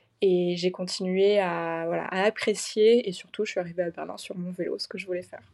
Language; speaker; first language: French; native; French